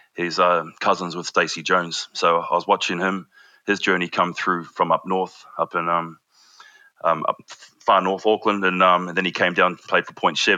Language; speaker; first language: English; native; English